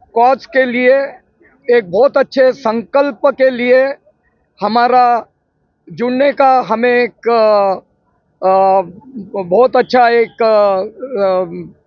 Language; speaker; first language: Hindi; non-native, local second language; Gujarati